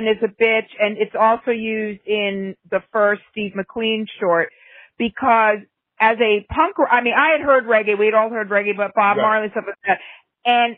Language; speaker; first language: English; native; English